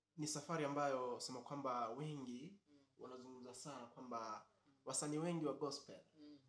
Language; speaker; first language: Swahili; native; Swahili